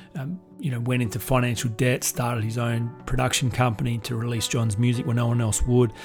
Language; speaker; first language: English; native; English